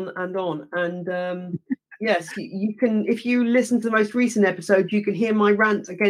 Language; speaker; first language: English; native; English